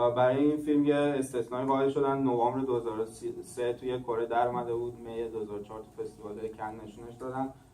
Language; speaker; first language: Persian; early bilingual, heritage; English